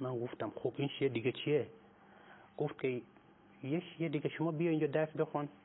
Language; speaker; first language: Persian; non-native, fluent; Nyanja